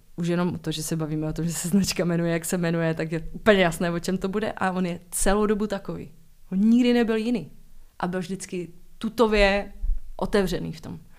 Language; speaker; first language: Czech; native; Czech